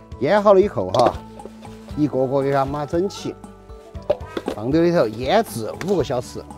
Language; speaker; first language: Chinese; native; Chinese